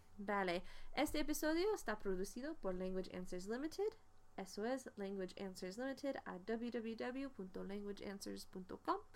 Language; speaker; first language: Spanish; non-native, fluent; English